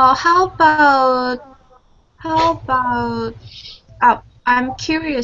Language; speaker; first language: English; non-native, learner; Korean